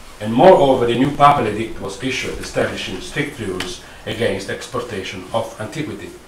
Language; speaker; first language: English; non-native, fluent; Italian